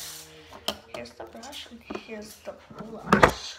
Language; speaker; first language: English; native; English